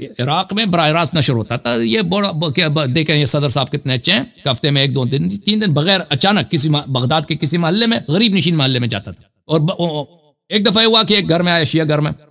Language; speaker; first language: Urdu; non-native, fluent; Persian